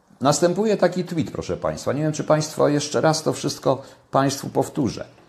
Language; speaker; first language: Polish; native; Polish